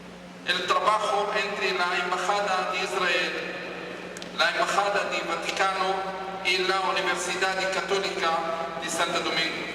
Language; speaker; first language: Spanish; non-native, fluent; Hebrew